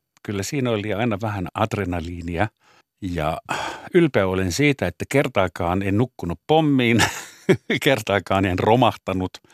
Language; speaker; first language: Finnish; non-native, fluent; German